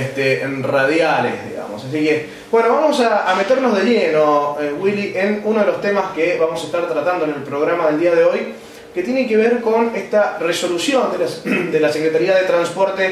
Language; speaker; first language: Spanish; native; Spanish